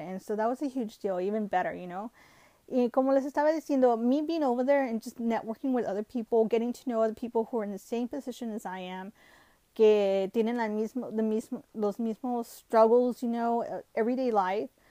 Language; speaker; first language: English; early bilingual, other home language; Spanish